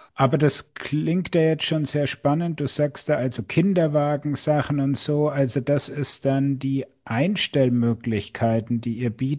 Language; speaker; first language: German; native; German